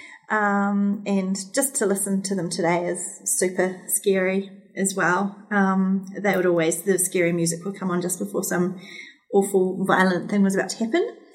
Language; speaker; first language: English; native; English